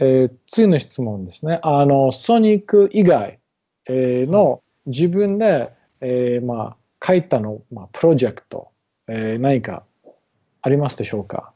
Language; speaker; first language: Japanese; non-native, learner; English